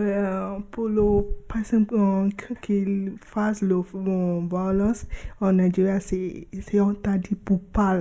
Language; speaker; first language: French; non-native, learner; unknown